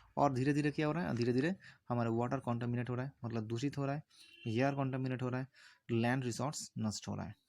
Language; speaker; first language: Hindi; non-native, local second language; Bangla